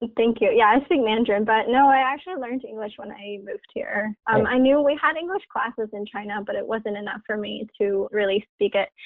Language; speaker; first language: English; non-native, fluent; Chinese